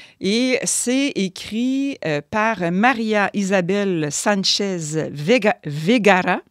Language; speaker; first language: French; native; French